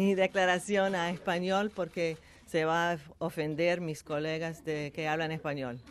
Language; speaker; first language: Spanish; non-native, fluent; English